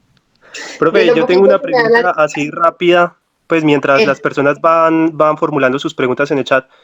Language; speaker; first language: Spanish; native; Spanish